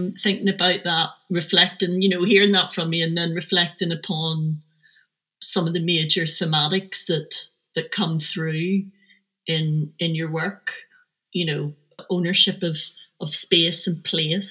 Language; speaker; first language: English; native; English